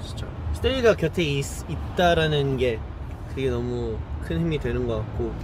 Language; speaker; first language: Korean; early bilingual, heritage; Korean